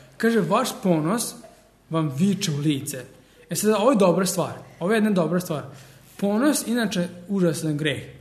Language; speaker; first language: Serbian; early bilingual, heritage; Serbian